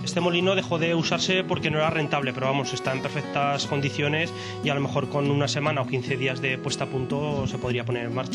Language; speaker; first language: Spanish; native; Spanish